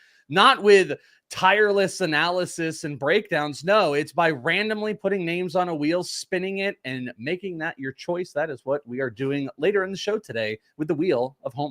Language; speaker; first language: English; native; English